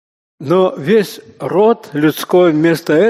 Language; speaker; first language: Russian; native; Russian